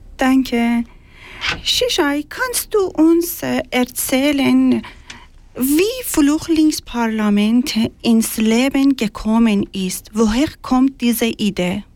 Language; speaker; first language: German; non-native, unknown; Persian